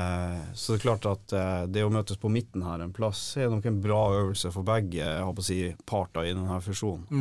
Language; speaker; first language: Norwegian; native; Norwegian